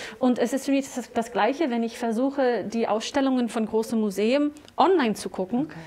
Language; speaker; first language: German; non-native, fluent; English